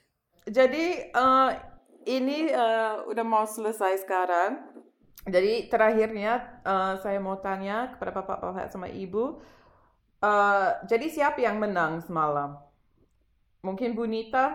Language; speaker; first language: Indonesian; non-native, fluent; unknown